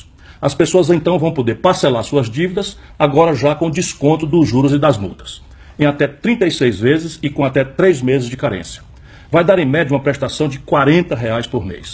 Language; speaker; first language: Portuguese; native; Portuguese